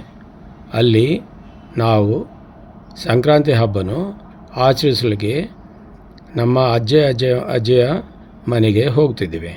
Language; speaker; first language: Kannada; non-native, learner; Telugu